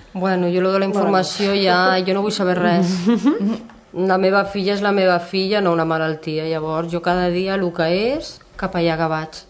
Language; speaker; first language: Catalan; non-native, fluent; Italian